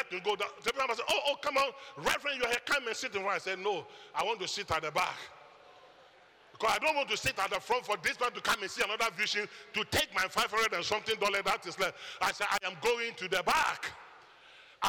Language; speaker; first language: English; non-native, local second language; Akan